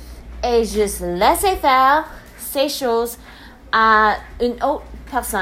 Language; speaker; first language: French; non-native, learner; English